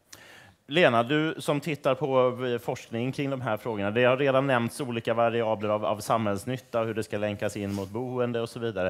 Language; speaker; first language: Swedish; native; Swedish